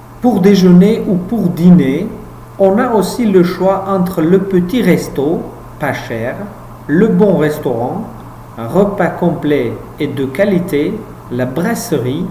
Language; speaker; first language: French; non-native, fluent; Uzbek